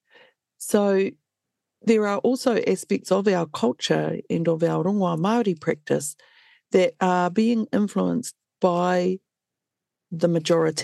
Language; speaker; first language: English; native; English